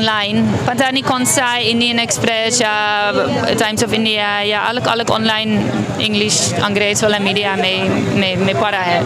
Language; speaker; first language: Hindi; non-native, learner; Dutch